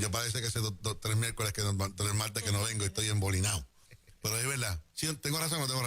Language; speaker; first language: Spanish; native; Spanish